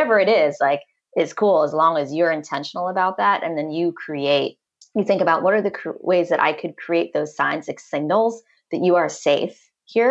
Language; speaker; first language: English; native; English